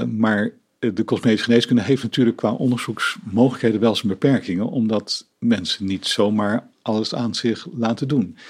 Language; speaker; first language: Dutch; native; Dutch